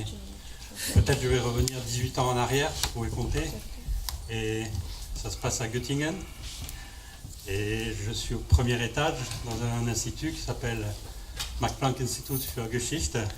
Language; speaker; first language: French; native; French